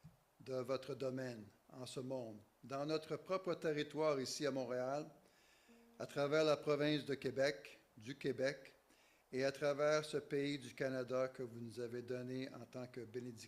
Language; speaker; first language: French; native; French